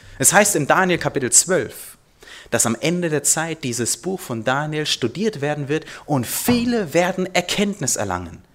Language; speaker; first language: German; early bilingual, heritage; German